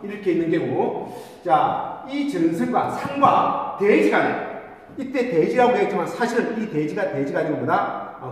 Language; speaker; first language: Korean; native; Korean